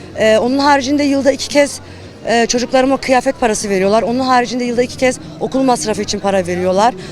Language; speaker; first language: Turkish; early bilingual, heritage; Turkish